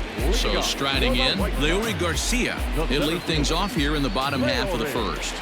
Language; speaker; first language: English; native; English